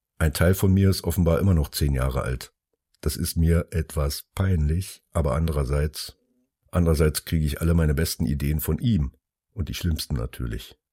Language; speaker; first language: German; early bilingual, other home language; Finnish